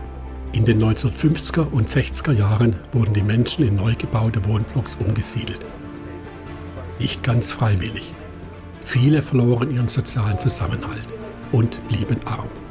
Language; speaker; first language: German; native; German